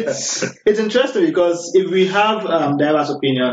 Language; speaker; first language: English; non-native, local second language; Yoruba